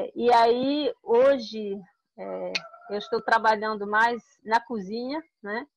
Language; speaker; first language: Portuguese; non-native, fluent; French